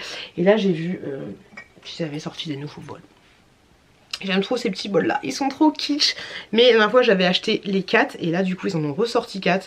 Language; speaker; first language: French; native; French